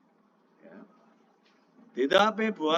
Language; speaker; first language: Korean; non-native, fluent; Indonesian